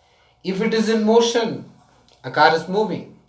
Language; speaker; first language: English; non-native, local second language; Tamil